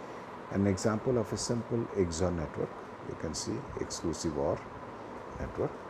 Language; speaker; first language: English; non-native, local second language; Bangla